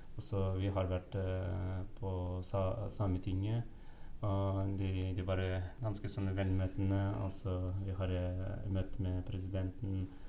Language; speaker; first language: Norwegian; non-native, fluent; Uyghur